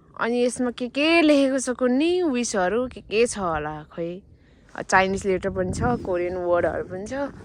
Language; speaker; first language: Nepali; native; Nepali